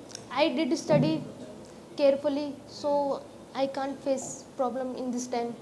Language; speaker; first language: English; non-native, learner; Hindi